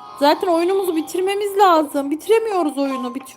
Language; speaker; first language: Turkish; native; Turkish